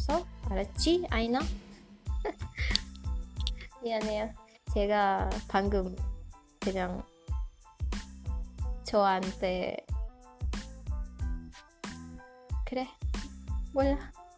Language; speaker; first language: Korean; non-native, learner; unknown